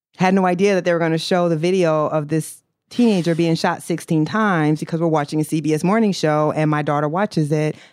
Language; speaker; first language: English; native; English